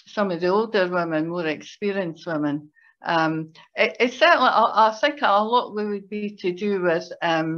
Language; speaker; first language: English; native; English